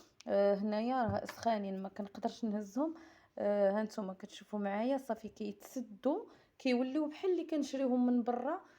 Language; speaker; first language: Arabic; native; Arabic